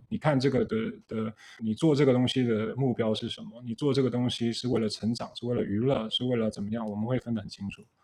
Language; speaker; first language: Chinese; early bilingual, heritage; Chinese